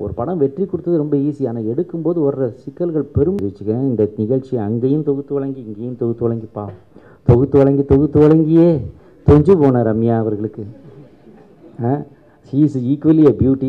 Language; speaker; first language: Tamil; native; Tamil